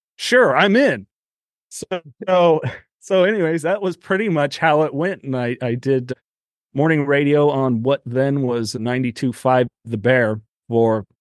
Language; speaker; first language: English; native; English